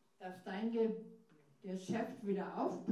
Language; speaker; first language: German; non-native, fluent; English